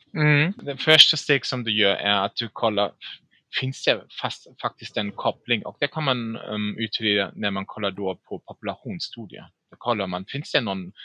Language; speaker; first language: Swedish; non-native, fluent; German